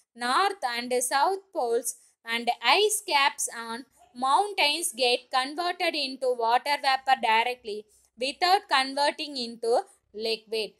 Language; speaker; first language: English; non-native, local second language; Tamil